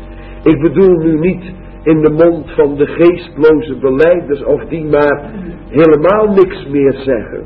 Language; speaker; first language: Dutch; native; Dutch